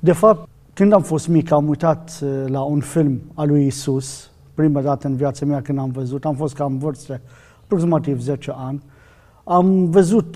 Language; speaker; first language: Romanian; non-native, fluent; Arabic